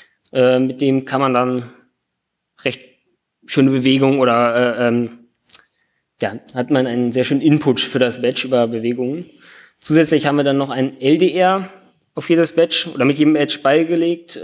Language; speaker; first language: German; native; German